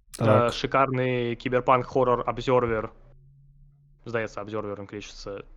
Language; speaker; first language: Belarusian; non-native, local second language; Russian